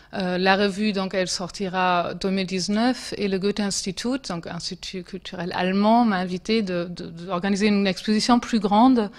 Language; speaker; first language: French; non-native, fluent; German